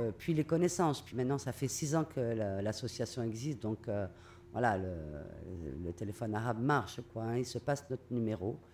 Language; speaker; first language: French; native; French